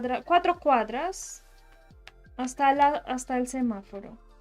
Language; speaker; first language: Spanish; early bilingual, heritage; Spanish